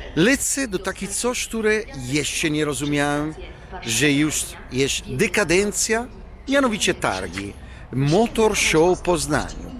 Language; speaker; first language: Polish; non-native, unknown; Italian